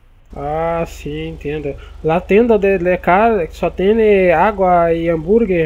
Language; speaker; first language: Spanish; non-native, learner; Portuguese